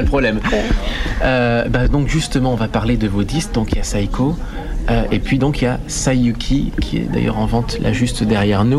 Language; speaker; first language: French; native; French